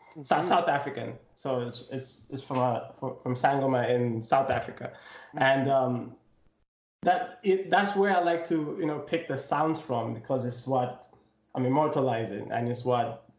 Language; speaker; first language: English; non-native, local second language; Nyanja